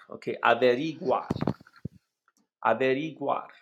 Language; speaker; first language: Spanish; non-native, learner; English